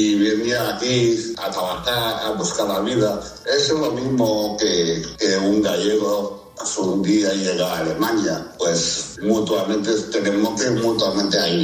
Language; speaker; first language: Spanish; non-native, fluent; Chinese